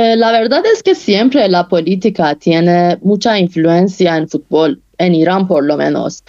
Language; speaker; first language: Spanish; non-native, fluent; Persian